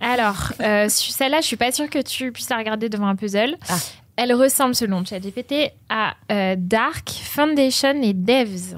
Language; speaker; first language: French; native; French